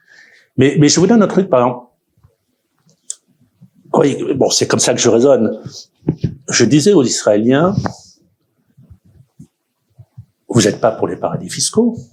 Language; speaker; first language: French; native; French